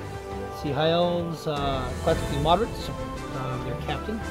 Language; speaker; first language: English; native; English